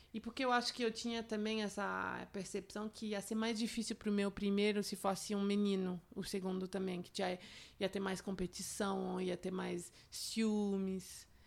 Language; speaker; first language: Portuguese; non-native, fluent; French